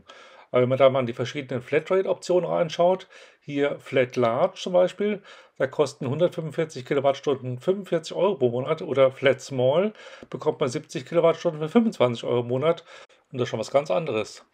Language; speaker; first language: German; native; German